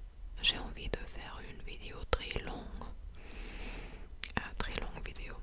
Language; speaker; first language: French; non-native, fluent; English